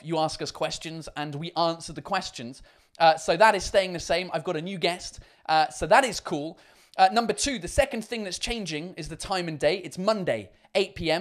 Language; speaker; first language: English; native; English